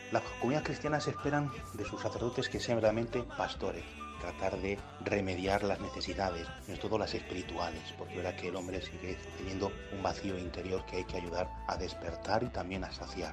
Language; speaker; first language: Spanish; native; Spanish